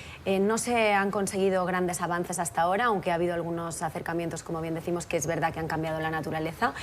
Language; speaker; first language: Spanish; native; Spanish